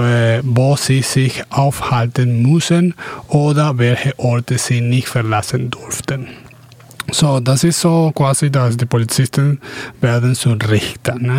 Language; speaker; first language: German; non-native, fluent; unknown